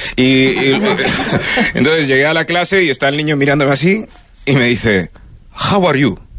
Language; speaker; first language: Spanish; early bilingual, other home language; English